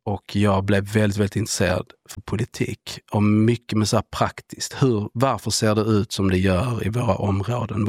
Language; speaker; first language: Swedish; native; Swedish